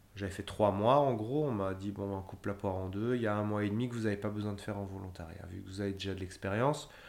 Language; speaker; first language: French; native; French